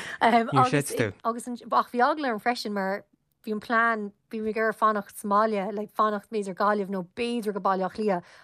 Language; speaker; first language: Irish; non-native, local second language; English